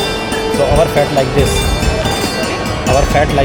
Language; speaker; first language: English; non-native, learner; Hindi